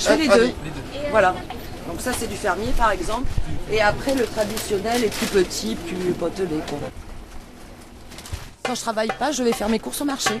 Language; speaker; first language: French; native; French